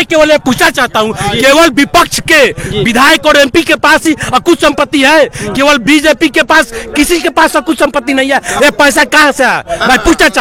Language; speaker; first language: Hindi; native; Hindi